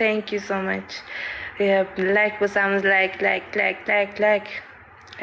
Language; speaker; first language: English; non-native, learner; Uzbek